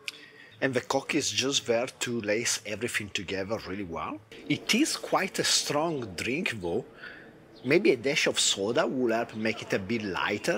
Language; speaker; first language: English; non-native, fluent; Italian